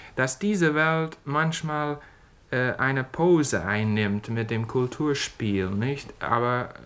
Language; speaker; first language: German; non-native, fluent; English